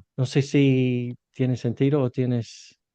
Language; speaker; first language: Spanish; non-native, fluent; English